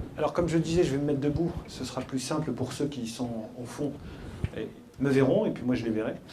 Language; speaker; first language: French; early bilingual, other home language; Arabic